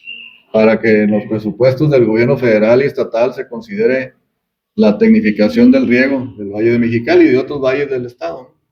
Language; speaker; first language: Spanish; native; Spanish